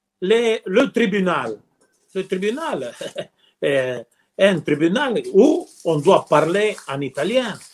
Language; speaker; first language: French; non-native, local second language; Italian